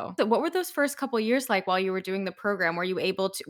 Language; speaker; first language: English; native; English